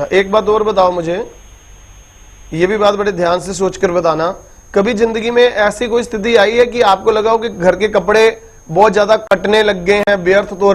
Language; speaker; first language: Hindi; native; Hindi